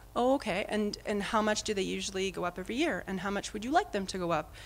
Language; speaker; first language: English; native; English